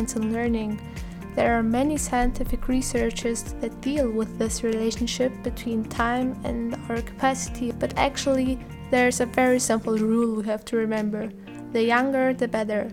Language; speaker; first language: English; non-native, fluent; Italian